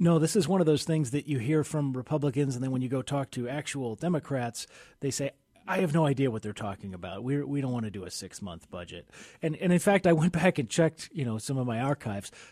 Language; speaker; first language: English; native; English